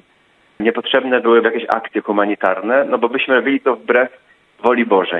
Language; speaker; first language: Polish; native; Polish